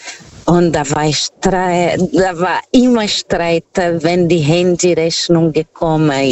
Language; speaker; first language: German; non-native, learner; Portuguese